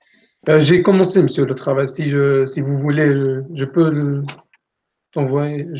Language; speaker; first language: French; non-native, local second language; Arabic